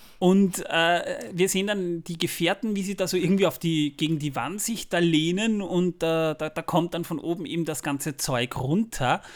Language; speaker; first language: German; native; German